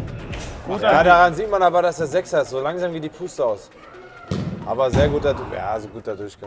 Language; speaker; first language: German; native; German